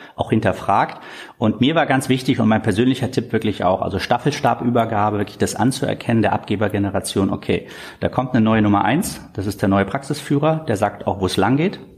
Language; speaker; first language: German; native; German